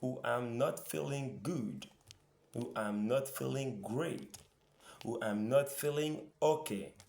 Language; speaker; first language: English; non-native, fluent; French